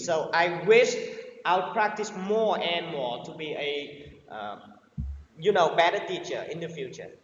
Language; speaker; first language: English; non-native, learner; Vietnamese